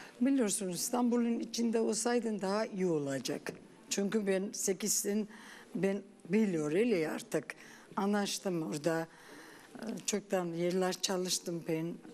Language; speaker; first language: Turkish; non-native, learner; Armenian